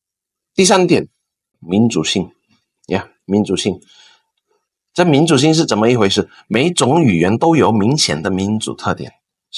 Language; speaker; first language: Chinese; non-native, fluent; Indonesian